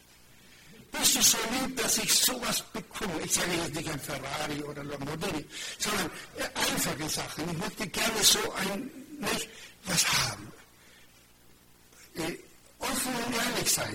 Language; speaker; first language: German; non-native, fluent; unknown